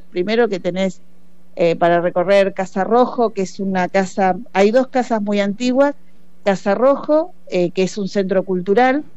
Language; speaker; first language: Spanish; native; Spanish